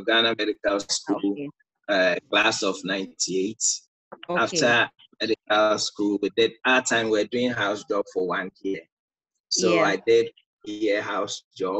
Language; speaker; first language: English; non-native, local second language; Akan